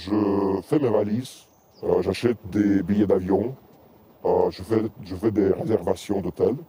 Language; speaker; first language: French; non-native, fluent; Russian